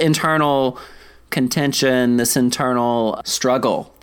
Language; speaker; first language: English; native; English